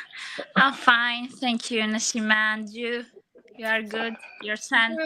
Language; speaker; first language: English; non-native, learner; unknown